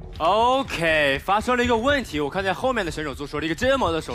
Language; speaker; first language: Chinese; native; Chinese